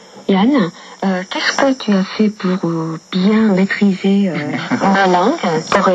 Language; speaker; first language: French; non-native, fluent; Korean